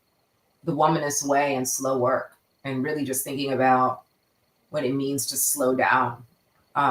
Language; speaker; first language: English; native; English